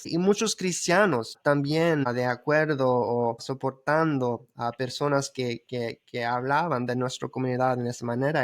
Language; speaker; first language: Spanish; early bilingual, heritage; Spanish